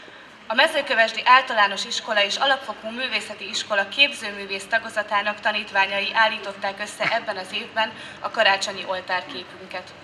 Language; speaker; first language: Hungarian; native; Hungarian